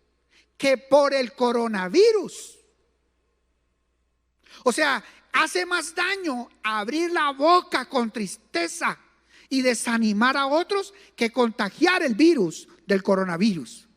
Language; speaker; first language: Spanish; native; Spanish